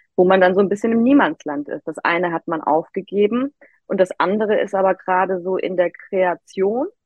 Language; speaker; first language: German; native; German